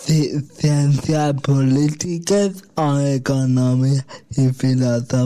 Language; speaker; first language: Catalan; non-native, local second language; Spanish